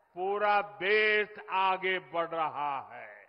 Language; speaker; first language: Hindi; non-native, local second language; Gujarati